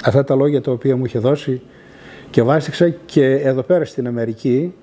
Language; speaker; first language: Greek; early bilingual, other home language; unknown